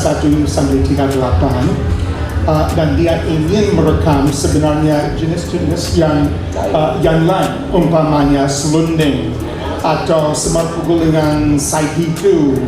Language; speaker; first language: Indonesian; non-native, fluent; English